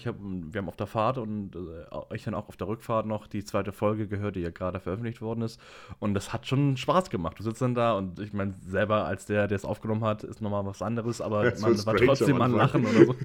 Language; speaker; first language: German; native; German